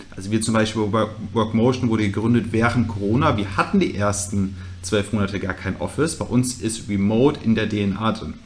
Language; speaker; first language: German; native; German